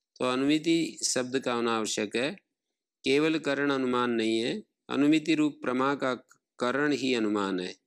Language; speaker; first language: Hindi; native; Hindi